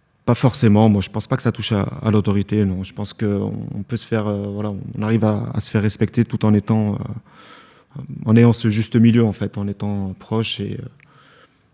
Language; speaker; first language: French; native; French